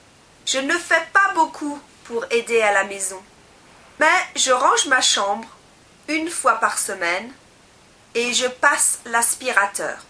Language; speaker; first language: French; non-native, learner; English